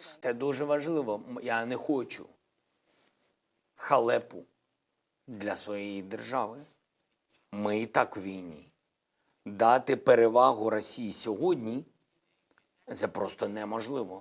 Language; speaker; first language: Ukrainian; non-native, local second language; Russian